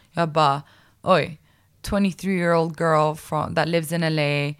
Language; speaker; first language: English; early bilingual, other home language; Swedish